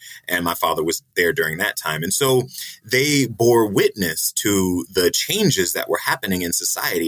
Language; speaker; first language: English; native; English